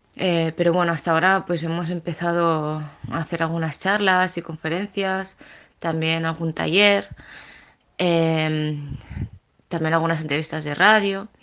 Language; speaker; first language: Spanish; early bilingual, other home language; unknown